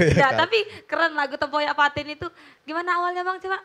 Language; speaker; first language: Indonesian; native; Indonesian